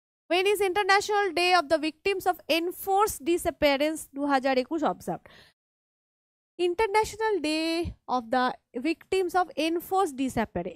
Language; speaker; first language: English; non-native, local second language; Bangla